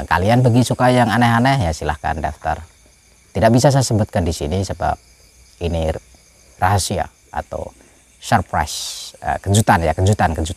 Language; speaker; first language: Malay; non-native, local second language; Javanese